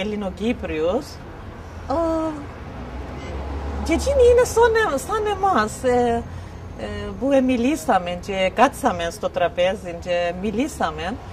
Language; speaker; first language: Greek; non-native, local second language; Turkish